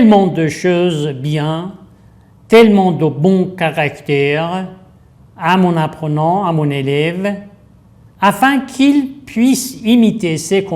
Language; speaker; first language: French; non-native, fluent; Persian